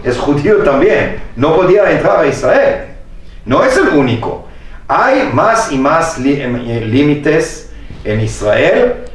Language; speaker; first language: Spanish; non-native, fluent; Hebrew